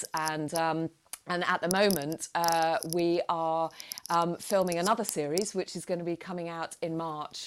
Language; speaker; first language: English; native; English